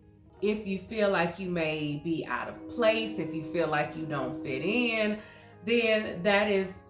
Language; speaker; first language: English; native; English